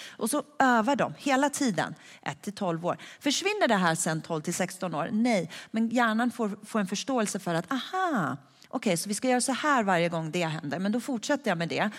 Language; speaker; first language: Swedish; early bilingual, other home language; Persian